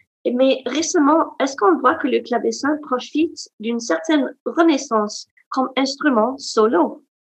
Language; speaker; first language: French; non-native, fluent; English